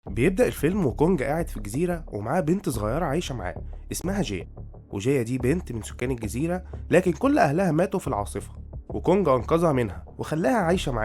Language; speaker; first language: Arabic; native; Arabic